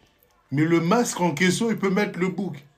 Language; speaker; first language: French; native; French